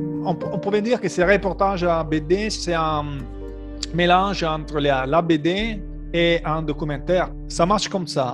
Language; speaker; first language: French; non-native, learner; Italian